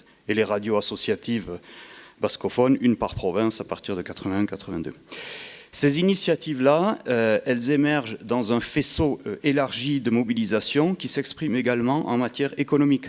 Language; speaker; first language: French; native; French